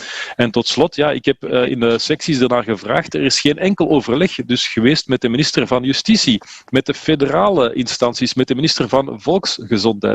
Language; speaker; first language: Dutch; native; Dutch